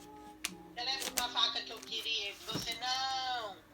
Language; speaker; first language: Portuguese; native; Portuguese